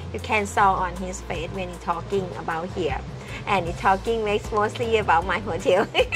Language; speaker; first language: English; non-native, learner; Thai